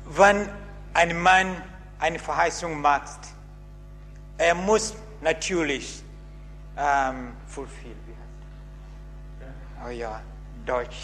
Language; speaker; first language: German; non-native, learner; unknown